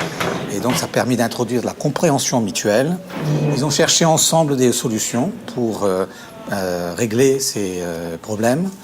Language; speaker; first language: French; native; French